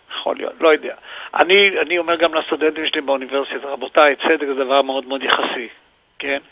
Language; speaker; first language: Hebrew; native; Hebrew